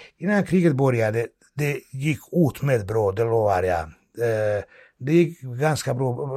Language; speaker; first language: Swedish; non-native, fluent; Bosnian